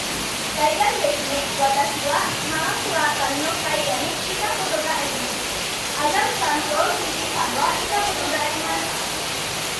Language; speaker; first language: Japanese; non-native, learner; Indonesian